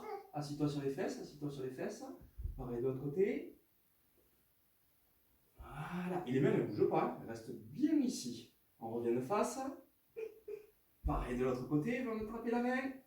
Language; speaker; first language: French; native; French